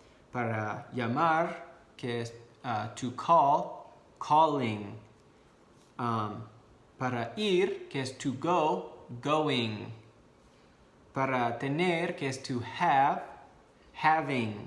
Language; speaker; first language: Spanish; non-native, fluent; English